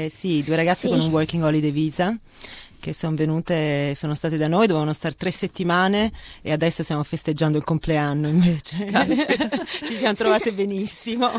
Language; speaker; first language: Italian; native; Italian